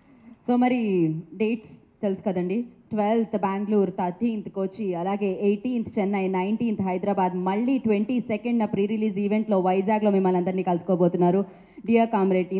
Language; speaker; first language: Telugu; native; Telugu